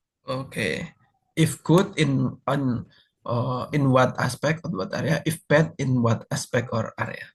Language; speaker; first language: English; non-native, fluent; Indonesian